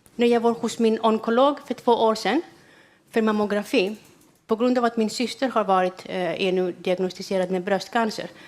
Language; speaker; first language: Swedish; non-native, fluent; Greek